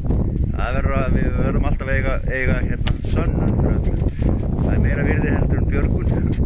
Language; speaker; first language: Icelandic; native; Icelandic